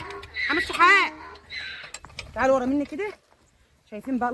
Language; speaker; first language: Arabic; native; Arabic